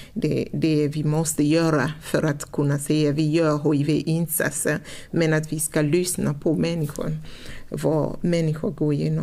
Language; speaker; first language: Swedish; non-native, fluent; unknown